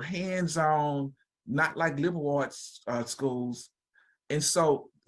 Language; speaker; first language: English; native; English